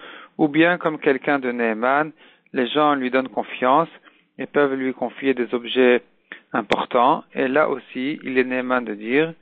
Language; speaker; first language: French; native; French